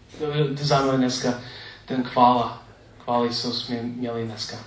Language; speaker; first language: Czech; non-native, learner; English